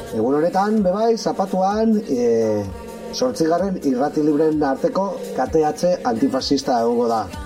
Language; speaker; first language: Basque; native; Basque